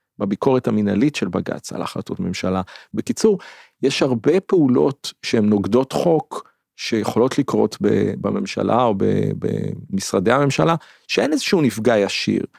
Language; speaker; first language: Hebrew; native; Hebrew